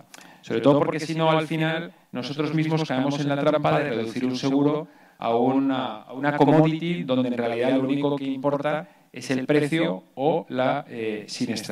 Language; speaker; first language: Spanish; native; Spanish